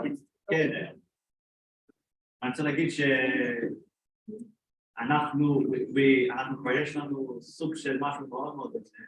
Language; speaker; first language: Hebrew; non-native, fluent; English